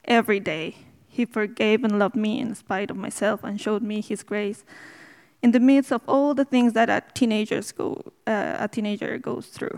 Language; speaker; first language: English; non-native, fluent; Spanish